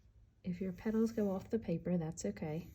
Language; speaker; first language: English; native; English